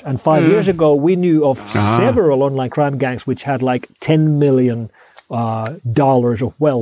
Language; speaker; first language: English; non-native, fluent; Finnish